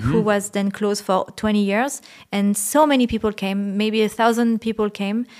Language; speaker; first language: English; non-native, fluent; French